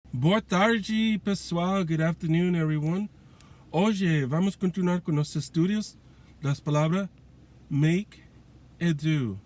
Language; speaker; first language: Portuguese; non-native, learner; English